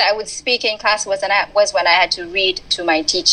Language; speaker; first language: English; early bilingual, other home language; Malay